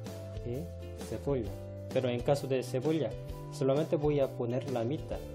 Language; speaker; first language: Spanish; non-native, fluent; Korean